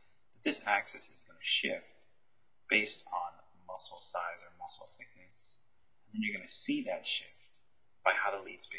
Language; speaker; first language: English; native; English